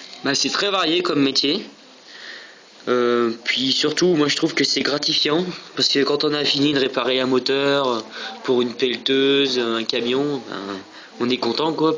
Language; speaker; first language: French; native; French